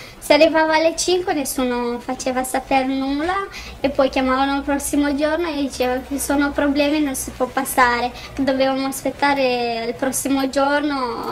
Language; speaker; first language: Italian; non-native, fluent; Romanian